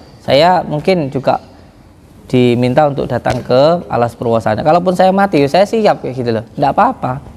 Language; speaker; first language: Indonesian; native; Indonesian